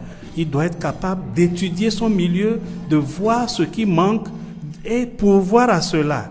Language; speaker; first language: French; non-native, local second language; Ewe